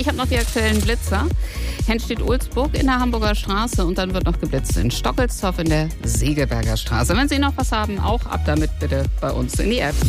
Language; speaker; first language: German; native; German